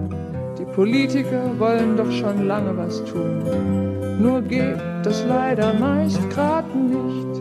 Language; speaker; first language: German; non-native, learner; Spanish